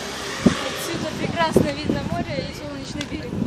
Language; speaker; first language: Russian; native; Russian